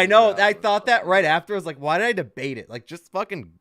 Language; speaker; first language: English; native; English